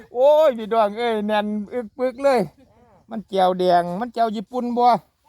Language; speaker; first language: Thai; native; Thai